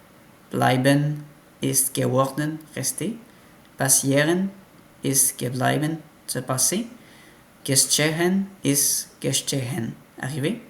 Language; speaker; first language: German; non-native, learner; French